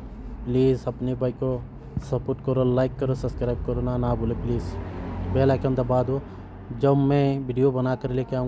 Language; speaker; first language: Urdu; non-native, fluent; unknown